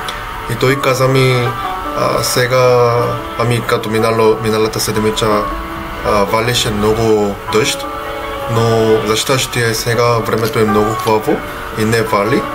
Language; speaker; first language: Bulgarian; non-native, learner; Korean